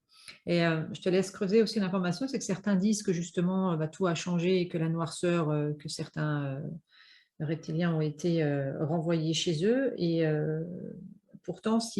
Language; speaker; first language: French; native; French